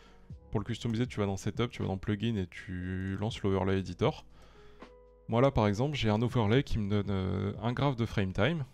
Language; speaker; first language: French; native; French